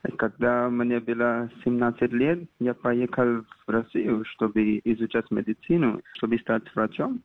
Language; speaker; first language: Russian; non-native, fluent; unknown